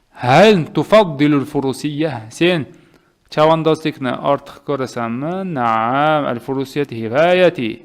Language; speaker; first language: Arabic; non-native, fluent; Uzbek